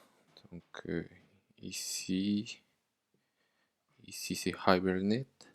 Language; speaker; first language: French; non-native, fluent; Spanish